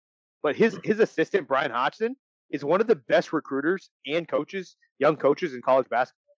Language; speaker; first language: English; native; English